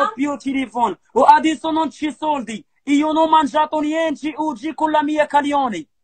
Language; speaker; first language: Italian; non-native, learner; Arabic